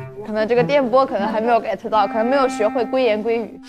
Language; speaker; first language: Chinese; native; Chinese